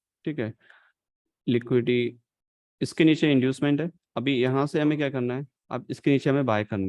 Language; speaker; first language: Hindi; native; Hindi